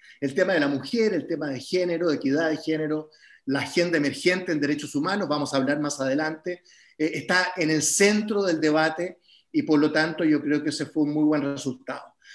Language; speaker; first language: Spanish; native; Spanish